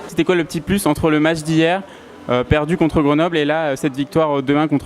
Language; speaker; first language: French; native; French